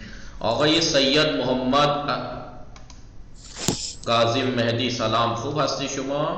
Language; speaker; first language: Persian; non-native, fluent; Urdu